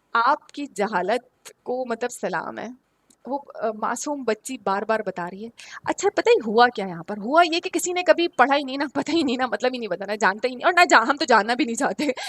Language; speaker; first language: Urdu; native; Urdu